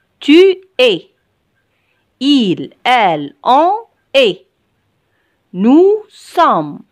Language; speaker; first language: French; non-native, local second language; Arabic